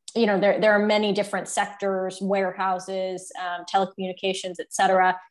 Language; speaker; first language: English; native; English